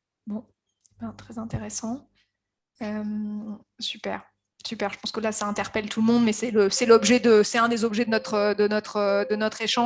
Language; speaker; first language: French; native; French